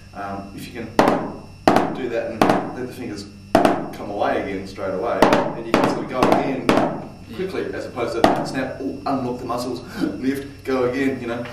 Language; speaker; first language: English; native; English